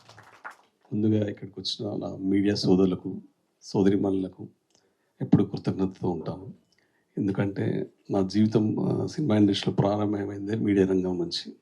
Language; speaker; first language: Telugu; native; Telugu